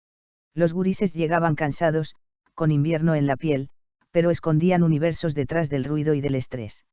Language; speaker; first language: Spanish; native; Spanish